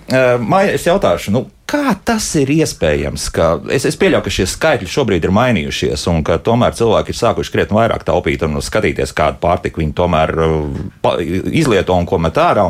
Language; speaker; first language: Latvian; native; Latvian